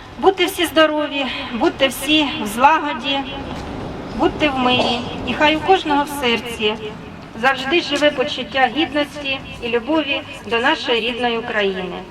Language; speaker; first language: Ukrainian; native; Ukrainian